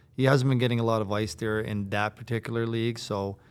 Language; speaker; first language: English; native; English